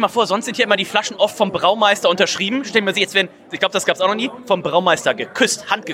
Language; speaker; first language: German; native; German